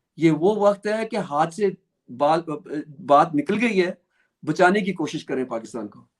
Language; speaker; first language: Urdu; native; Urdu